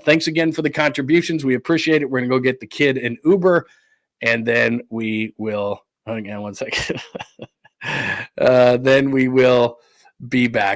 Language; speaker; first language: English; native; English